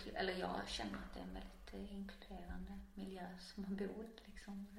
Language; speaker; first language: Swedish; native; Swedish